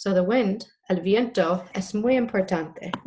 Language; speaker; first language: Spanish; non-native, fluent; English